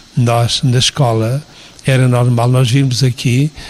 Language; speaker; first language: Portuguese; native; Portuguese